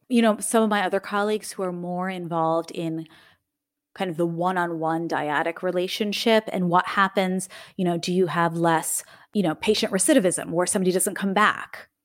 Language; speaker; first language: English; native; English